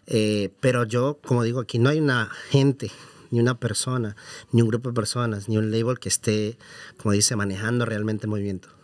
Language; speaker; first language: Spanish; native; Spanish